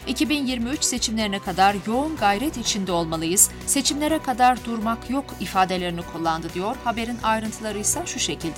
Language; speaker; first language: Turkish; native; Turkish